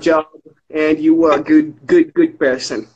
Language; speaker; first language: English; non-native, learner; Portuguese